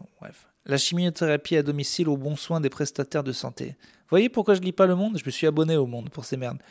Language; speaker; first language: French; native; French